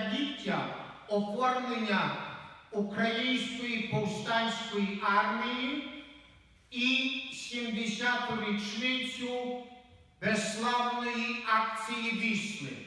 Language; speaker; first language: Ukrainian; native; Ukrainian